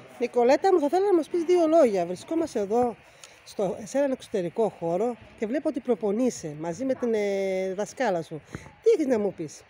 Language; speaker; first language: Greek; native; Greek